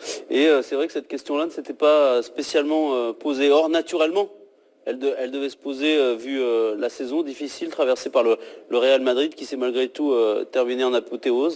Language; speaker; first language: French; native; French